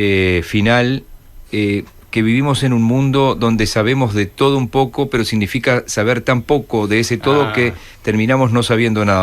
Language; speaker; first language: Spanish; native; Spanish